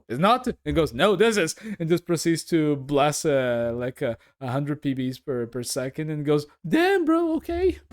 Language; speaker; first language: English; non-native, fluent; Portuguese